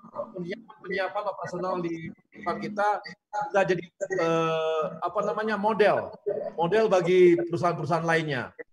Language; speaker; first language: Indonesian; native; Indonesian